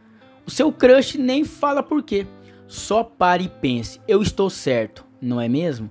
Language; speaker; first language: Portuguese; native; Portuguese